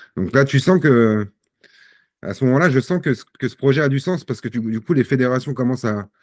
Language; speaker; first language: French; native; French